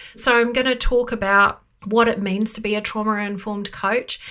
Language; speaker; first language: English; native; English